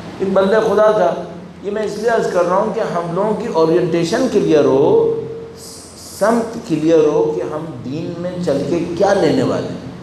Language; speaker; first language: Urdu; early bilingual, heritage; Urdu